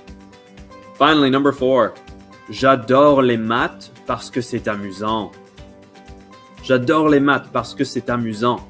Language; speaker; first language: French; non-native, fluent; English